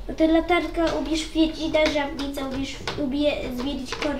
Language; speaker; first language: Polish; early bilingual, heritage; Polish